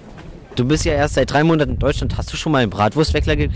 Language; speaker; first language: German; native; German